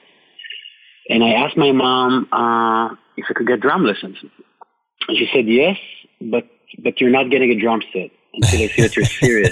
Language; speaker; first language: English; non-native, fluent; Hebrew